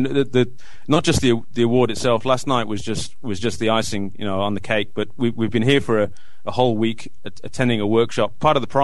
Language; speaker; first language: English; native; English